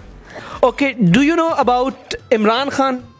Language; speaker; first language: English; non-native, learner; Urdu